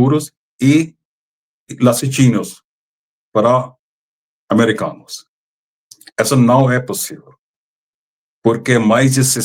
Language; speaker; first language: Portuguese; non-native, fluent; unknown